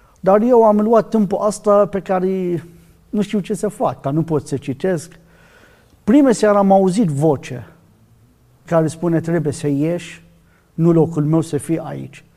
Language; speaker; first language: Romanian; non-native, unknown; Arabic